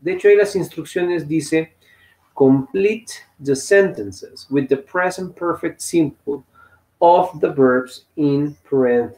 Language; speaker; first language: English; non-native, fluent; Spanish